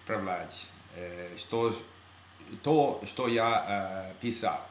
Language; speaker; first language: Russian; non-native, learner; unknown